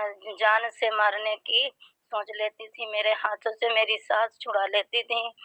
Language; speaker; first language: Hindi; native; Hindi